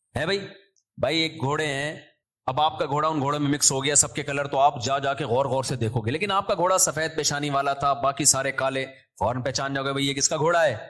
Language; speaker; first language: Urdu; native; Urdu